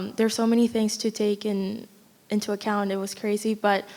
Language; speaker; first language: English; non-native, fluent; Spanish